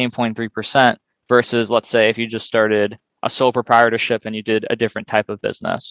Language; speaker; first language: English; native; English